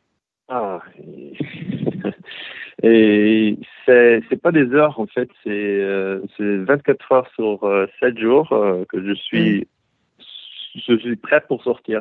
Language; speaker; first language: French; early bilingual, heritage; Hebrew